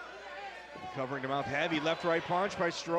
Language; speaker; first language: English; native; English